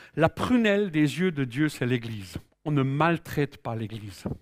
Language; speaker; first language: French; native; French